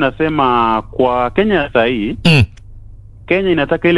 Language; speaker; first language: Swahili; non-native, local second language; Gusii